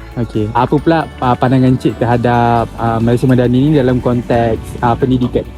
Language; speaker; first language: Malay; native; Malay